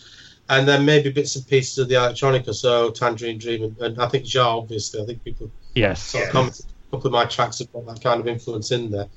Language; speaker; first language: English; native; English